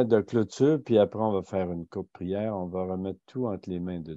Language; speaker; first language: French; native; French